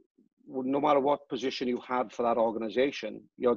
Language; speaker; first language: English; native; English